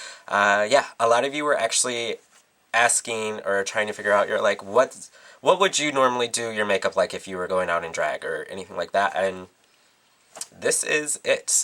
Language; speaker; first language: English; native; English